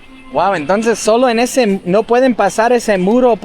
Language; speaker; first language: Spanish; early bilingual, heritage; English